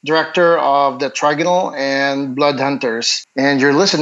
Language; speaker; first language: English; non-native, local second language; Hiligaynon